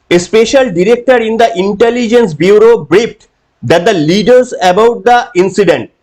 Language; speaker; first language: English; non-native, local second language; Bangla